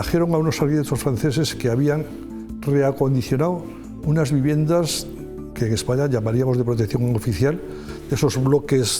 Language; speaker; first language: Spanish; native; Spanish